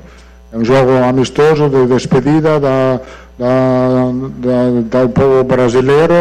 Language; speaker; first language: Portuguese; non-native, fluent; Italian